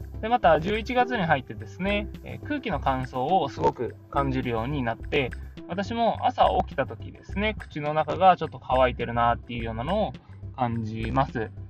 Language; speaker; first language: Japanese; native; Japanese